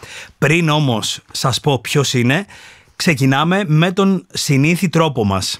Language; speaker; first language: Greek; native; Greek